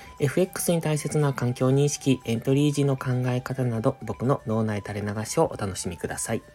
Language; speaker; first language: Japanese; native; Japanese